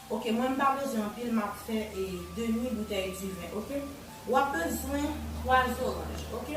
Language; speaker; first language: French; non-native, learner; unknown